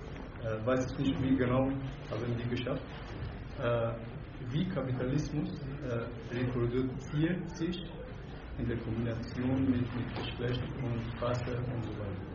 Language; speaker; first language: German; non-native, fluent; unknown